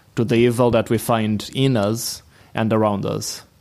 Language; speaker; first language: English; non-native, fluent; Portuguese